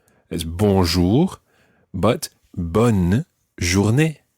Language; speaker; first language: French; non-native, fluent; English